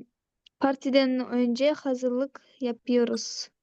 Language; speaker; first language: Turkish; non-native, learner; Kyrgyz